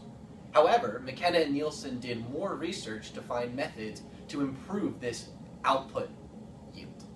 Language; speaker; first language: English; native; English